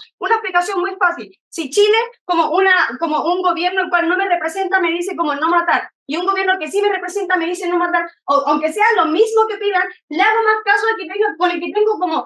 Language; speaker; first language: Spanish; native; Spanish